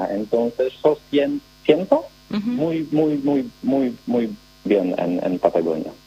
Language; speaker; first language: Spanish; non-native, learner; Polish